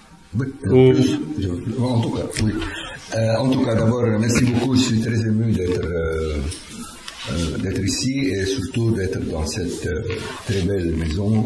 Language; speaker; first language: French; non-native, fluent; Arabic